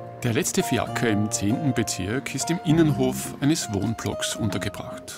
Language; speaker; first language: German; native; German